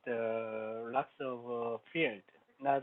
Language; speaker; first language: English; non-native, learner; Korean